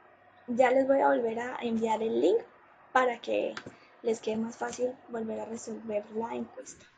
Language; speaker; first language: Spanish; native; Spanish